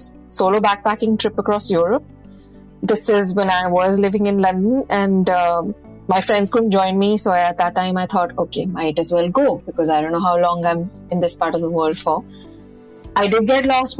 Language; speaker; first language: English; non-native, local second language; Punjabi